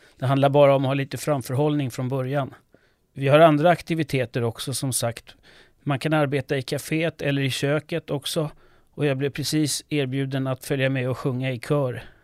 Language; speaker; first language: Swedish; non-native, fluent; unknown